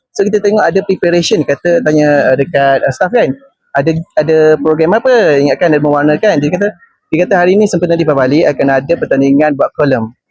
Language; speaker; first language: Malay; native; Malay